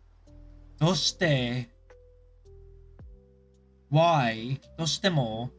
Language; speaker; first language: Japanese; non-native, learner; English